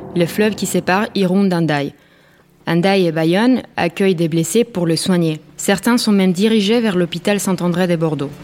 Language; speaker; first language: French; non-native, fluent; Spanish